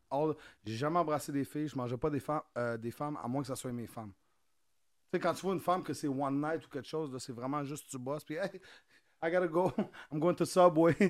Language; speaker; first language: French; native; French